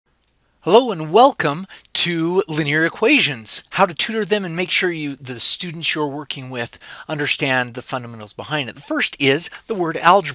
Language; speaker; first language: English; native; English